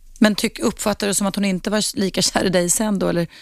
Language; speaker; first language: Swedish; native; Swedish